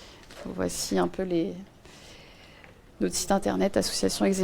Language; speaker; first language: French; native; French